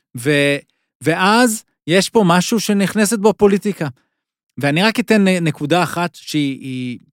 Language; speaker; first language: Hebrew; native; Hebrew